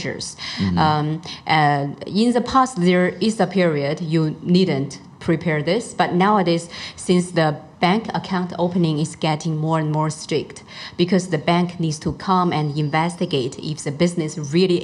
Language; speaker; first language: English; non-native, fluent; Chinese